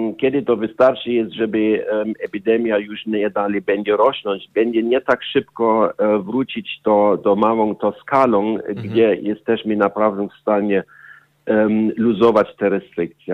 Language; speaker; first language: Polish; non-native, learner; German